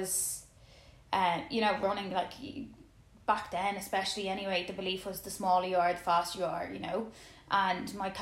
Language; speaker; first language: English; native; English